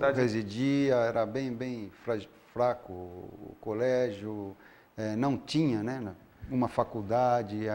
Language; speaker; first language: Portuguese; native; Portuguese